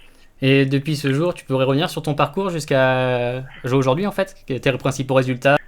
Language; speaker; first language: French; native; French